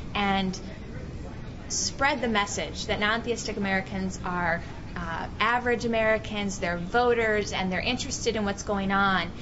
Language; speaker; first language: English; native; English